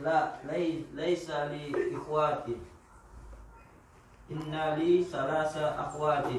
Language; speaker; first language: Arabic; non-native, learner; Indonesian